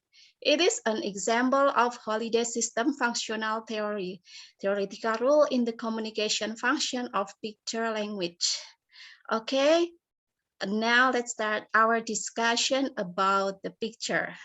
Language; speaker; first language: English; non-native, learner; Indonesian